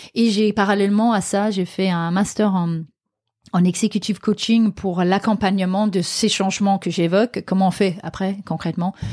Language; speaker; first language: French; non-native, fluent; Danish